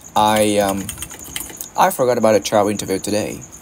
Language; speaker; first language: English; non-native, learner; Vietnamese